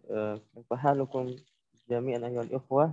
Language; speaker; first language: Arabic; non-native, local second language; Indonesian